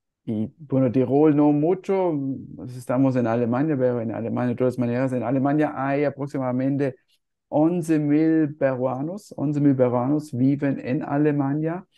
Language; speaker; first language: Spanish; non-native, fluent; German